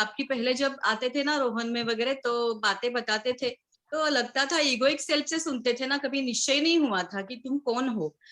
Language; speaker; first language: Hindi; non-native, local second language; Marathi